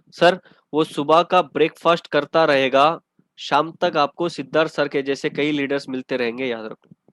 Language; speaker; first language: Hindi; non-native, local second language; Urdu